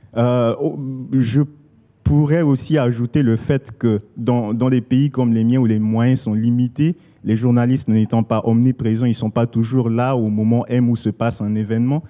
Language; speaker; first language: French; non-native, local second language; Sango